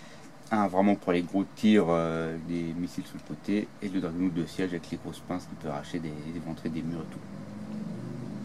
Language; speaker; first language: French; native; French